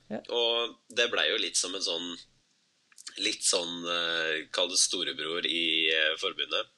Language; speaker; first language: Norwegian; early bilingual, other home language; Spanish